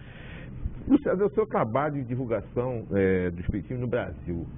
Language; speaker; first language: Portuguese; native; Portuguese